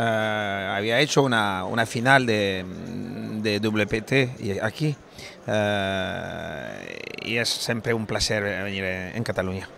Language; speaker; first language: Spanish; non-native, fluent; French